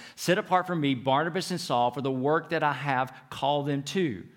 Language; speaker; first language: English; native; English